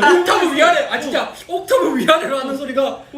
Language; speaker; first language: Korean; native; Korean